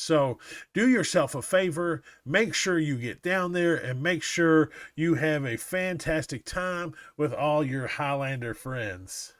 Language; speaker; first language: English; native; English